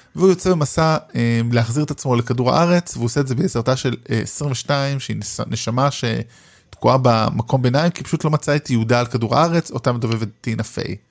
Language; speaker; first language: Hebrew; native; Hebrew